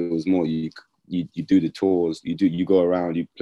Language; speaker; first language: English; native; English